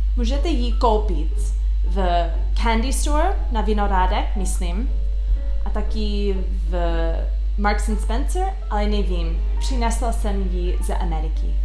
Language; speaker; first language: Czech; non-native, learner; English